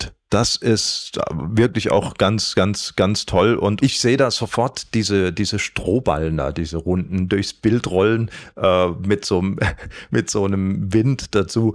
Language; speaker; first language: German; native; German